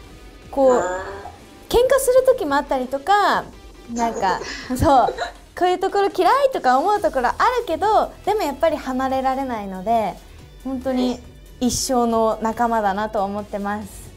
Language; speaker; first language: Japanese; native; Japanese